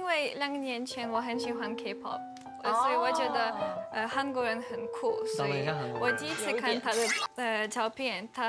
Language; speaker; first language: Chinese; non-native, fluent; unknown